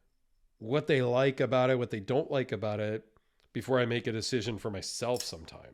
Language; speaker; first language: English; native; English